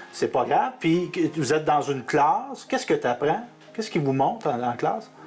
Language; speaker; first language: French; native; French